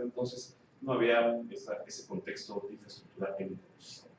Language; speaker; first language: Spanish; native; Spanish